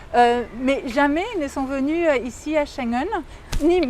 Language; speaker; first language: French; native; French